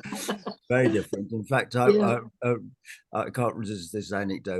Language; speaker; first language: English; native; English